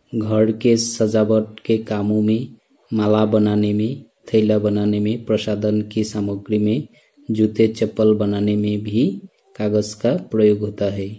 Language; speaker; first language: Hindi; non-native, local second language; Assamese